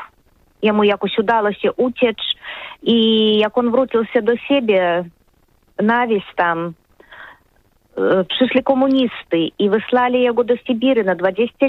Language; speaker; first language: Polish; non-native, learner; Russian